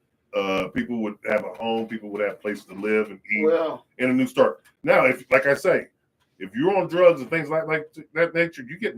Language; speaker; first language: English; native; English